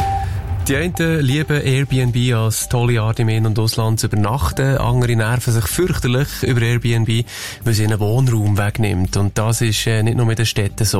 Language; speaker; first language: German; native; German